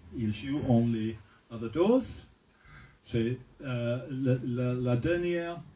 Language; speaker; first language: French; non-native, learner; English